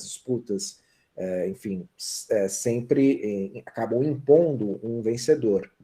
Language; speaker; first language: Portuguese; native; Portuguese